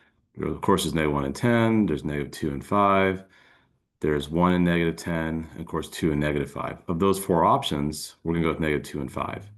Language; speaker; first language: English; native; English